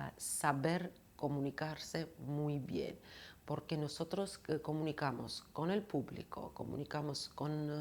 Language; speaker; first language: Spanish; non-native, fluent; Georgian